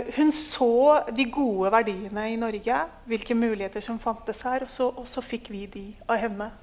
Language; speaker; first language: Norwegian; early bilingual, other home language; Urdu